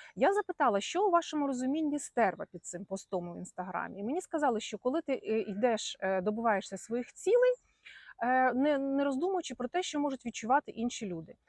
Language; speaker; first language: Ukrainian; non-native, local second language; Russian